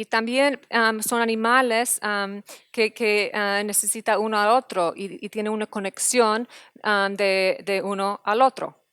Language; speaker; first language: Spanish; non-native, fluent; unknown